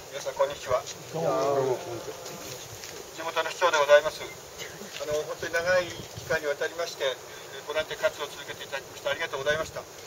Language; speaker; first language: Japanese; native; Japanese